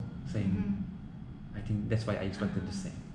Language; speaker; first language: English; non-native, learner; Hungarian